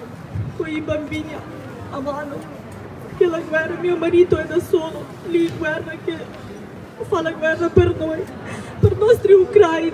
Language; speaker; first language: Italian; non-native, fluent; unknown